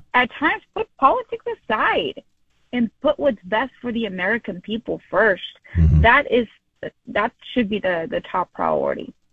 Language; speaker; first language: English; early bilingual, other home language; Spanish